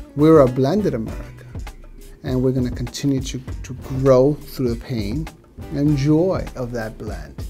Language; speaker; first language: English; early bilingual, other home language; Spanish